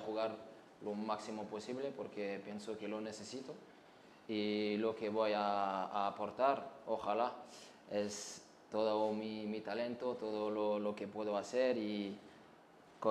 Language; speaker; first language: Spanish; non-native, learner; French